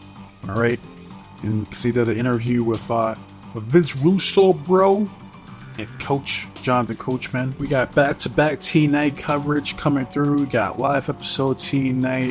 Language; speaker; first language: English; native; English